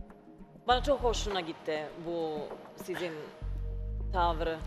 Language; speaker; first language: Turkish; non-native, fluent; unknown